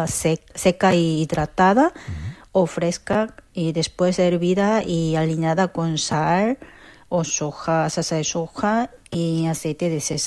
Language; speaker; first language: Spanish; non-native, fluent; Korean